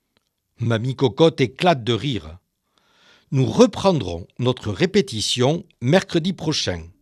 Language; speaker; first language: French; native; French